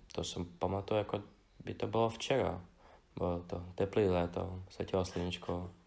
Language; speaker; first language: Czech; non-native, fluent; Russian